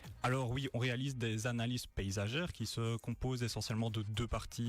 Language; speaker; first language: French; native; French